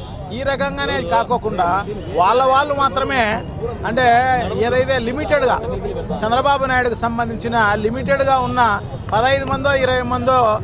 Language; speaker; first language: Telugu; native; Telugu